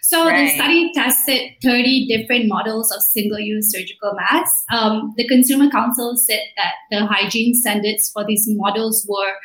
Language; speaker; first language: English; non-native, local second language; Malay